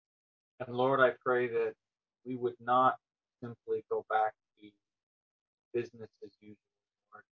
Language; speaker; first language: English; native; English